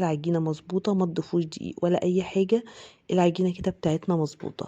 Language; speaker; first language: Arabic; native; Arabic